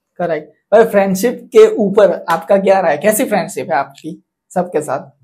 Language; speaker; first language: Hindi; non-native, local second language; Gujarati